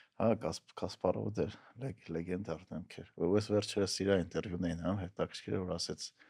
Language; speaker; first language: Armenian; native; Armenian